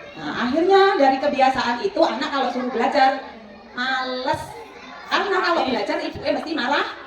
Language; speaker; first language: Indonesian; non-native, local second language; Madurese